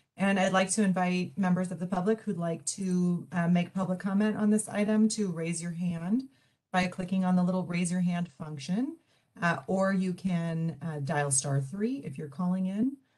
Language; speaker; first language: English; native; English